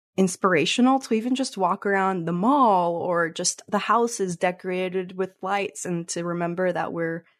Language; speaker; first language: English; early bilingual, other home language; Spanish